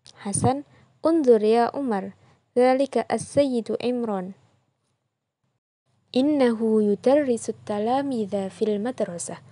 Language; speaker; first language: Arabic; non-native, fluent; Indonesian